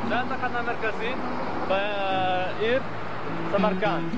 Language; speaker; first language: Hebrew; non-native, learner; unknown